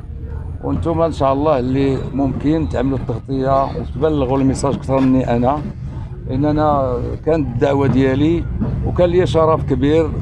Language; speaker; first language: Arabic; native; Arabic